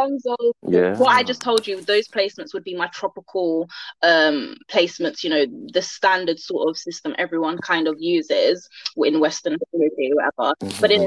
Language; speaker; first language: English; native; English